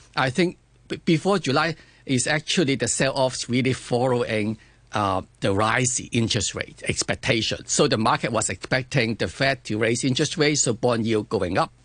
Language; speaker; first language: English; non-native, fluent; Chinese